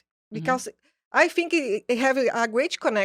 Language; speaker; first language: English; non-native, learner; Portuguese